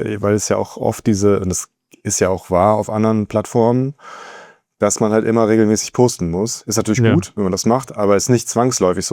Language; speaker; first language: German; native; German